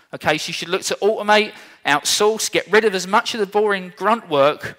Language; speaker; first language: English; native; English